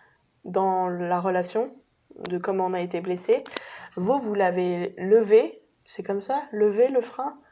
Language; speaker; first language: French; native; French